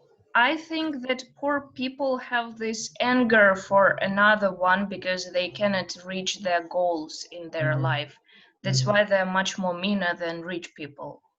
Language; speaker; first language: English; non-native, fluent; Russian